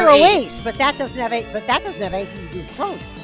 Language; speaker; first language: English; native; English